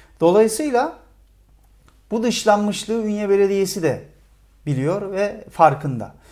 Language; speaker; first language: Turkish; native; Turkish